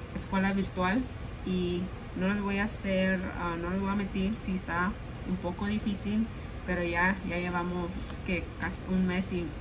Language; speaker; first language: Spanish; early bilingual, heritage; Spanish